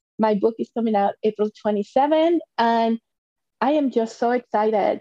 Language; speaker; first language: English; non-native, fluent; Spanish